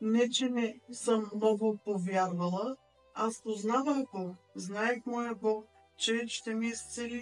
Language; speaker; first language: Bulgarian; non-native, local second language; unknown